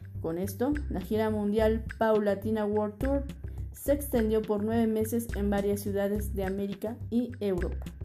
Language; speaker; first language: Spanish; native; Spanish